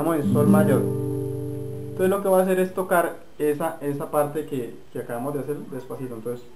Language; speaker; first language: Spanish; native; Spanish